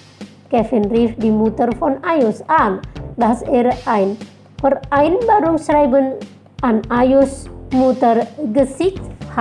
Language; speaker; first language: German; non-native, fluent; Indonesian